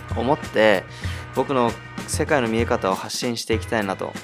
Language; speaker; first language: Japanese; early bilingual, heritage; Japanese